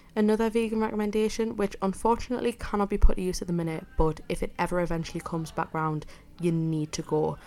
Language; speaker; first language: English; native; English